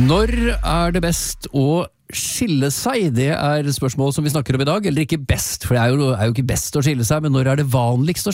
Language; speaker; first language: Norwegian; native; Norwegian